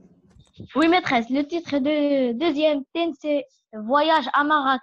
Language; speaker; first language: French; non-native, learner; Arabic